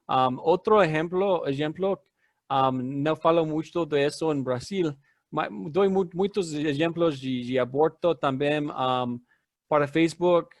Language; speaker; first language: Spanish; non-native, fluent; English